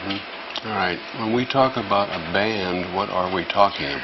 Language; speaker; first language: English; native; English